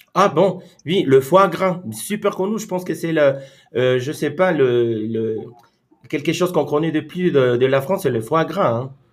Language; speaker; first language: French; non-native, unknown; Spanish